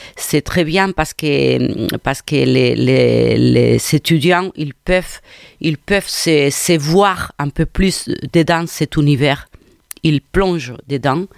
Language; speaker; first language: French; non-native, fluent; Spanish